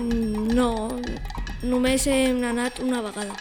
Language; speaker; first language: Catalan; non-native, local second language; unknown